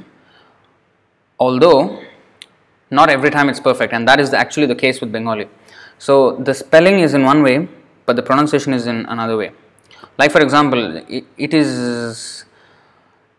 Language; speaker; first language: English; non-native, local second language; Telugu